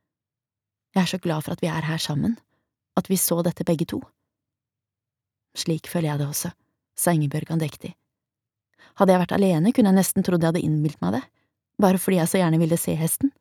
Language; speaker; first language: Norwegian; native; Norwegian